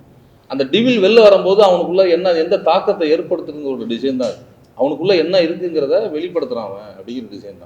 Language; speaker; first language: Tamil; native; Tamil